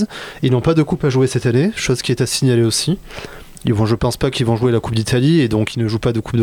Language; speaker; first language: French; native; French